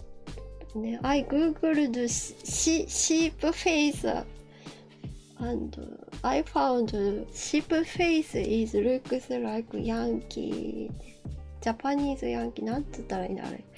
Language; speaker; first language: English; non-native, learner; Japanese